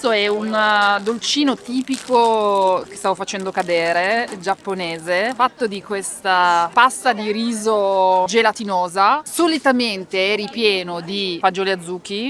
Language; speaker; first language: Italian; native; Italian